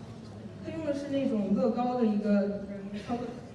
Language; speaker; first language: Chinese; native; Chinese